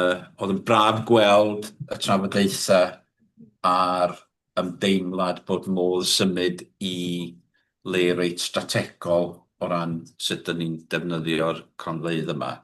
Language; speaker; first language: Welsh; native; Welsh